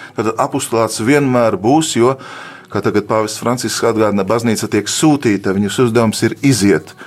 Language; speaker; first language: Latvian; native; Latvian